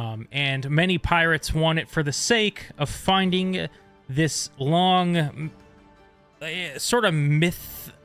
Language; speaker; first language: English; native; English